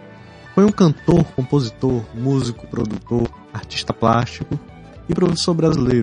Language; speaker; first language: Portuguese; native; Portuguese